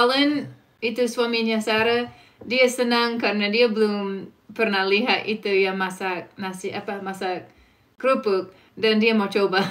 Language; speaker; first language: Indonesian; non-native, fluent; English